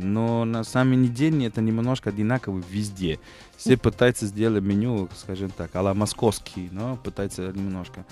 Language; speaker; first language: Russian; non-native, fluent; Italian